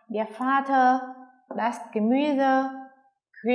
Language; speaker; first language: German; non-native, fluent; Vietnamese